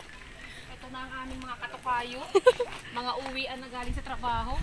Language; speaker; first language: Filipino; native; Filipino